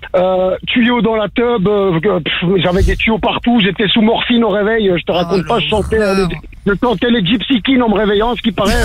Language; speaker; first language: French; native; French